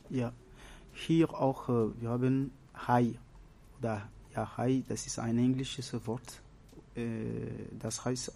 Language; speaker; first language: German; non-native, learner; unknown